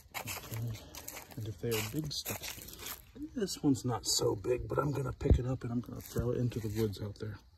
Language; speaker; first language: English; native; English